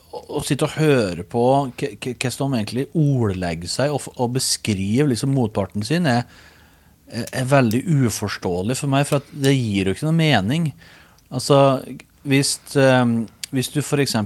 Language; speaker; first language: Norwegian; native; Norwegian